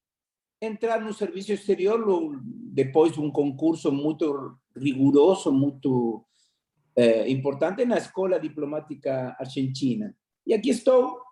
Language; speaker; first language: Portuguese; non-native, fluent; Spanish